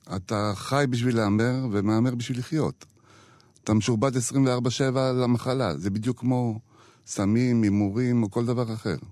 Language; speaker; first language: Hebrew; native; Hebrew